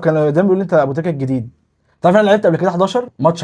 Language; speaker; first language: Arabic; native; Arabic